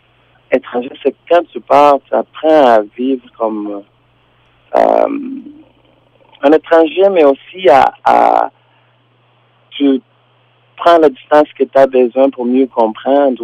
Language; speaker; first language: French; non-native, fluent; Tsonga